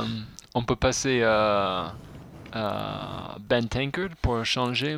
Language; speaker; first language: French; non-native, fluent; English